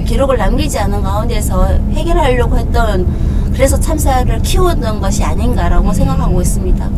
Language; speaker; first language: Korean; native; Korean